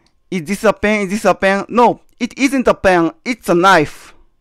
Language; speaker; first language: English; non-native, learner; Japanese